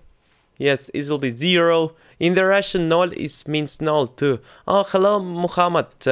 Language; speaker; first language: English; non-native, fluent; Russian